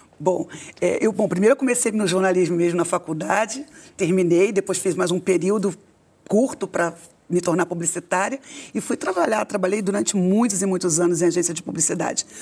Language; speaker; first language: Portuguese; native; Portuguese